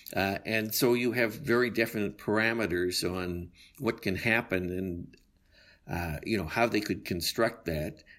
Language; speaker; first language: English; native; English